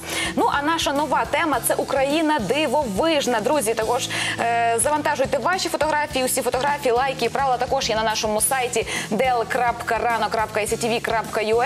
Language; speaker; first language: Ukrainian; native; Ukrainian